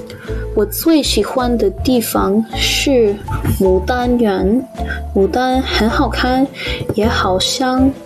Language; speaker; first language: Chinese; non-native, learner; English